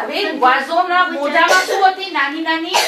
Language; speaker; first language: Gujarati; early bilingual, heritage; Gujarati